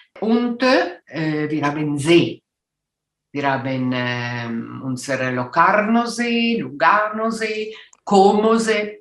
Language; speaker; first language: German; non-native, local second language; Italian